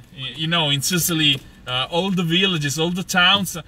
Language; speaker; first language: English; non-native, fluent; Italian